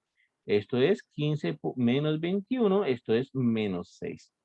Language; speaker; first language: Spanish; native; Spanish